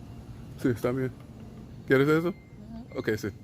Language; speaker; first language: Spanish; non-native, learner; English